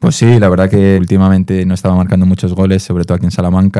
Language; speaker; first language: Spanish; native; Spanish